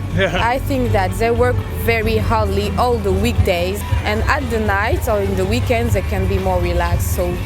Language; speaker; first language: English; non-native, learner; French